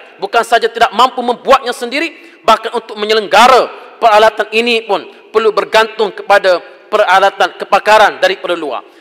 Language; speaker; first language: Malay; native; Malay